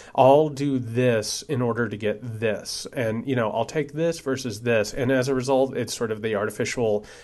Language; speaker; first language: English; native; English